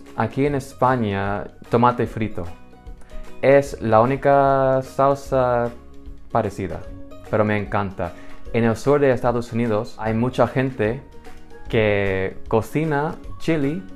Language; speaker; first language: Spanish; non-native, fluent; English